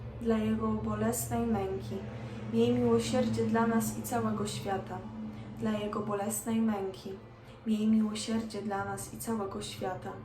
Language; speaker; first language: Polish; native; Polish